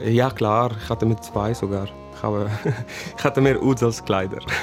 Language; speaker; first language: German; non-native, fluent; Arabic